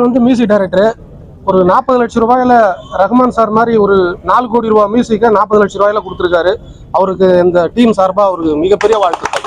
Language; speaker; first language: Tamil; native; Tamil